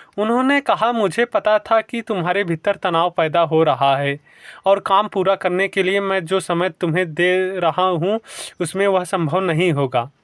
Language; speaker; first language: Hindi; native; Hindi